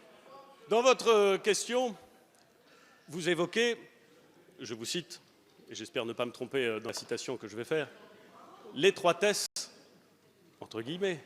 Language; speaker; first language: French; native; French